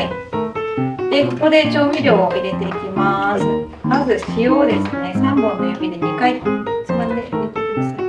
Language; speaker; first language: Japanese; native; Japanese